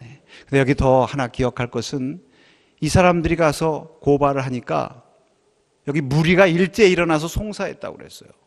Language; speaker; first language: Korean; native; Korean